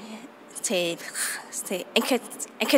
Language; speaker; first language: French; non-native, fluent; Vietnamese